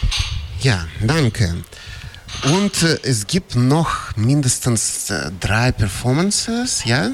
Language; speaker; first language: German; non-native, fluent; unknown